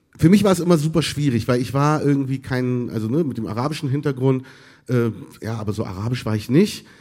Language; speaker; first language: German; early bilingual, other home language; Arabic